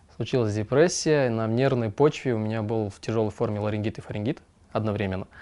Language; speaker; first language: Russian; non-native, local second language; Kyrgyz